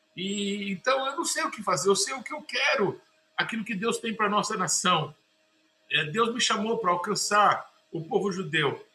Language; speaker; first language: Portuguese; native; Portuguese